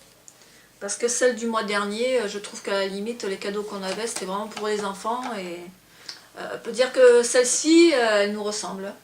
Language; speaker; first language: French; native; French